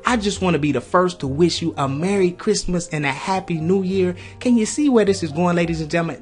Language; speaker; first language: English; native; English